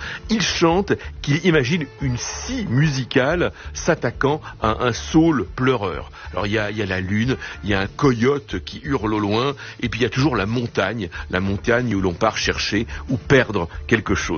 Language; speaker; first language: French; native; French